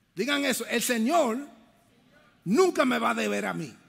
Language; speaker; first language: Spanish; early bilingual, heritage; Spanish